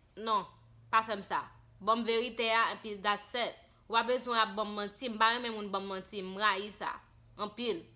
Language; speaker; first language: Haitian Creole; early bilingual, heritage; Haitian Creole